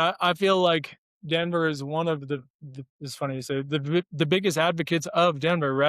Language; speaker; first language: English; native; English